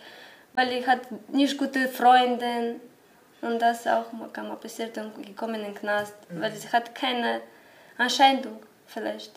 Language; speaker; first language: German; non-native, learner; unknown